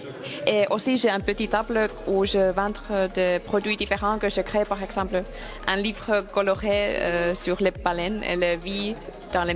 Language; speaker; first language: French; non-native, learner; Finnish